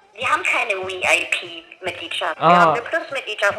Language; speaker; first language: German; native; German